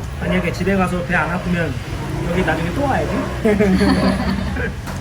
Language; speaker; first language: Korean; native; Korean